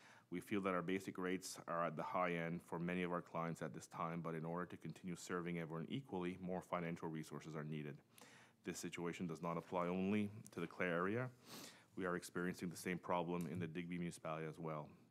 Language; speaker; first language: English; non-native, local second language; French